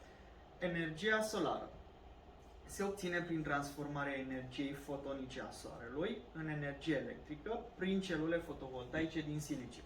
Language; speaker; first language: Romanian; native; Romanian